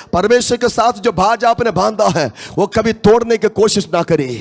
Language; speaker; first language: Hindi; non-native, local second language; Malayalam